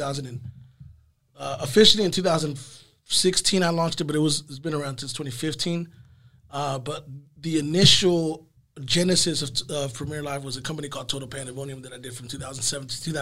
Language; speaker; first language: English; early bilingual, other home language; Spanish